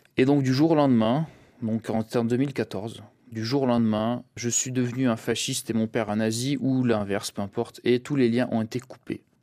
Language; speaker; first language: French; early bilingual, other home language; Russian